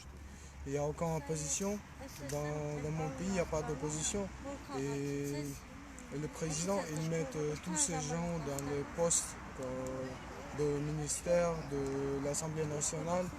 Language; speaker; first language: French; non-native, learner; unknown